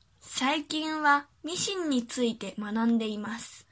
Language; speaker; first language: Japanese; early bilingual, other home language; Chinese